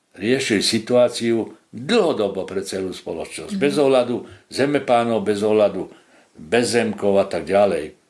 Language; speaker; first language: Slovak; non-native, local second language; Hungarian